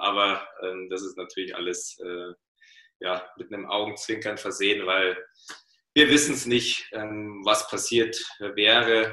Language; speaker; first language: German; native; German